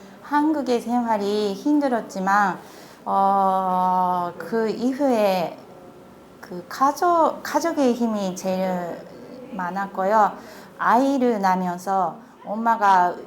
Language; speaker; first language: Korean; non-native, fluent; Japanese